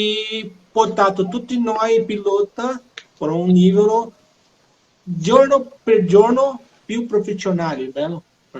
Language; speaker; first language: Italian; non-native, learner; Portuguese